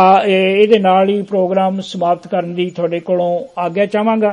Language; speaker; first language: Punjabi; native; Punjabi